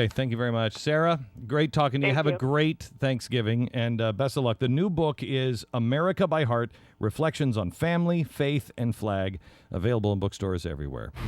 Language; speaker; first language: English; native; English